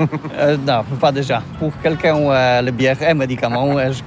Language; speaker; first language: French; non-native, learner; Polish